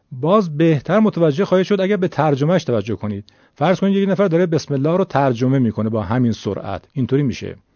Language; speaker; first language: Persian; native; Persian